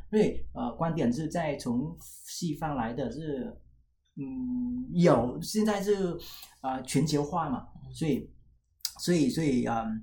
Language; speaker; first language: Chinese; non-native, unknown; Vietnamese